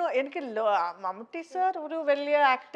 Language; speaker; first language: Malayalam; non-native, local second language; Tamil